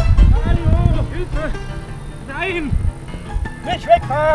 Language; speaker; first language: German; native; German